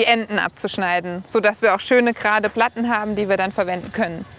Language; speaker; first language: German; native; German